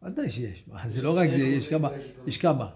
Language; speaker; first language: Hebrew; non-native, fluent; French